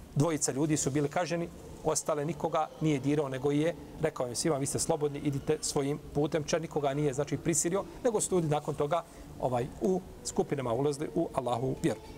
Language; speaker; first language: Bosnian; native; Bosnian